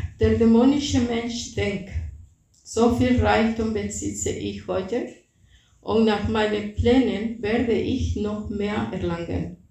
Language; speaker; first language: German; non-native, fluent; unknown